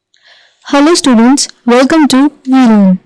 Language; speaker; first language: English; non-native, local second language; Hindi